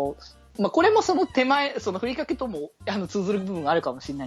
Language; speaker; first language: Japanese; native; Japanese